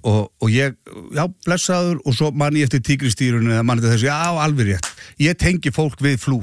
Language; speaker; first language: Icelandic; native; Icelandic